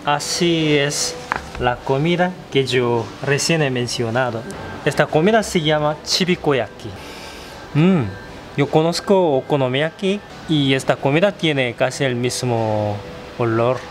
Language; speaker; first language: Spanish; non-native, fluent; Korean